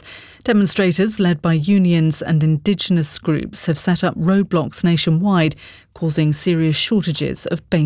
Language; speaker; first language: English; native; English